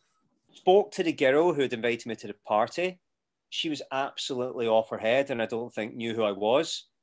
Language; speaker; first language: English; native; English